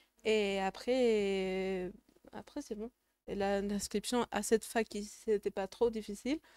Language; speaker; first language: French; non-native, fluent; Spanish